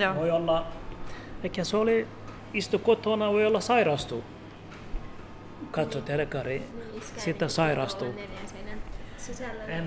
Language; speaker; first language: Finnish; non-native, learner; Turkish